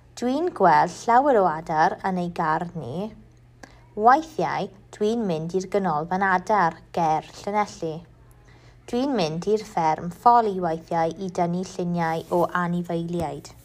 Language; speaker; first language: Welsh; non-native, learner; English